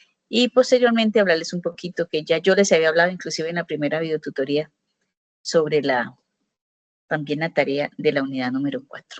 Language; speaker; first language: Spanish; native; Spanish